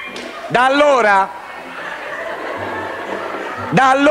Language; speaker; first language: Italian; native; Italian